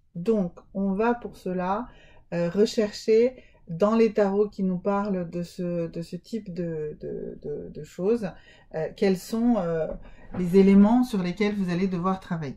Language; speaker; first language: French; native; French